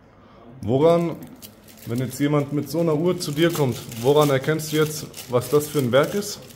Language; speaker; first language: German; native; German